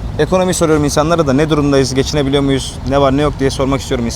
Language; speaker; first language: Turkish; native; Turkish